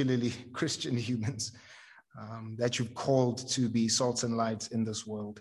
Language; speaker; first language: English; non-native, local second language; Zulu